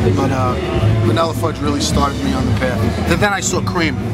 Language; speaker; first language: English; native; English